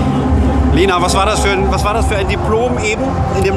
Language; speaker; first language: German; native; German